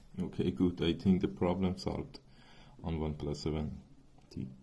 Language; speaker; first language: English; non-native, learner; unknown